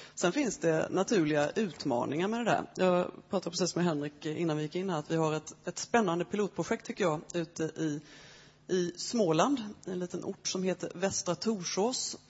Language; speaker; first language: Swedish; native; Swedish